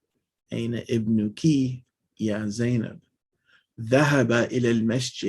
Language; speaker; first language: Arabic; non-native, fluent; English